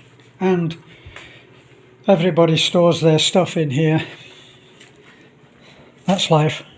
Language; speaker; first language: English; native; English